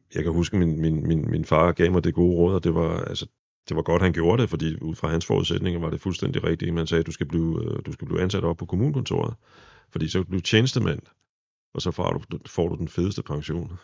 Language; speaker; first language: Danish; native; Danish